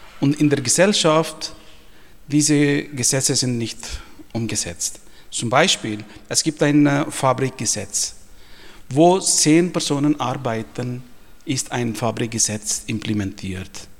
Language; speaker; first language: German; non-native, fluent; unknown